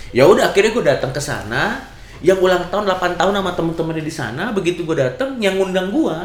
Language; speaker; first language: Indonesian; native; Indonesian